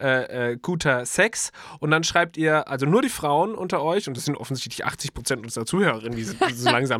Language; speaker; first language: German; native; German